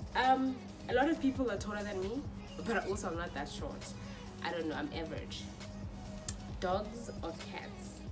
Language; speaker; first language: English; non-native, local second language; Xhosa